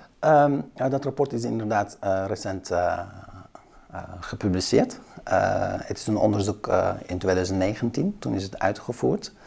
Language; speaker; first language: Dutch; early bilingual, other home language; Kurdish